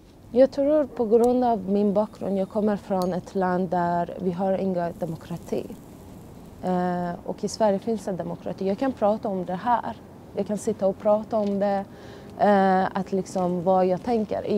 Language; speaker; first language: Swedish; non-native, fluent; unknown